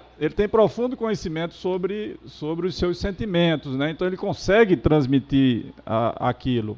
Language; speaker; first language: Portuguese; native; Portuguese